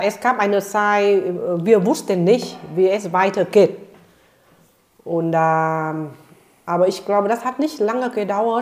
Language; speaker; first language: German; non-native, fluent; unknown